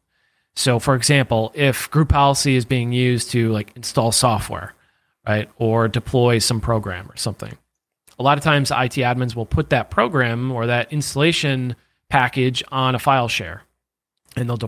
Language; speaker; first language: English; native; English